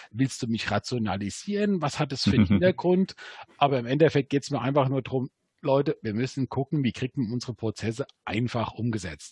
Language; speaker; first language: German; native; German